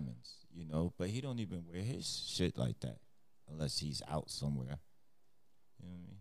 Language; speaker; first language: English; native; English